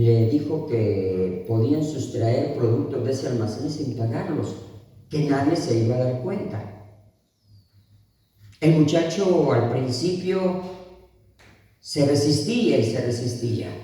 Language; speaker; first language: Spanish; native; Spanish